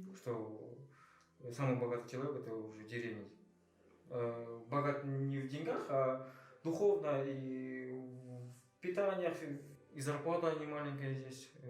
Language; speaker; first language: Russian; non-native, local second language; Kazakh